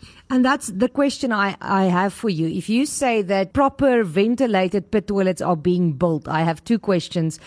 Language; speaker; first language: English; non-native, local second language; Afrikaans